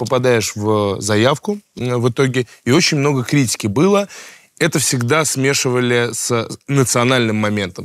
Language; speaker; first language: Russian; native; Russian